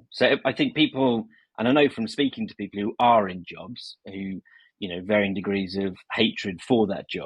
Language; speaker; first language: English; native; English